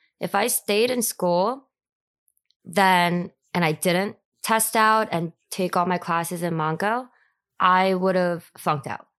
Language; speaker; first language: English; early bilingual, other home language; Korean